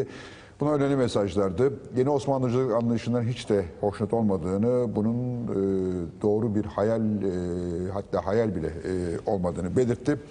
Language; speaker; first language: Turkish; native; Turkish